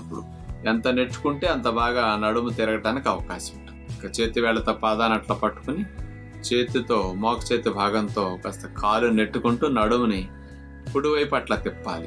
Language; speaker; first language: Telugu; native; Telugu